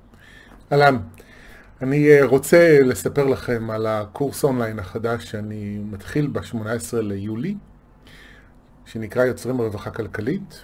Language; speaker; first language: Hebrew; native; Hebrew